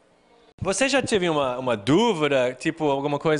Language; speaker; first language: Portuguese; non-native, fluent; English